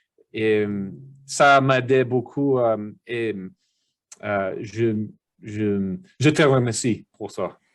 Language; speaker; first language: French; non-native, learner; English